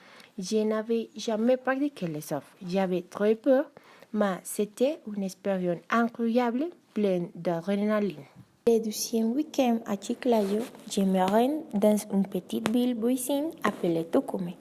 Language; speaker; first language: French; non-native, learner; Spanish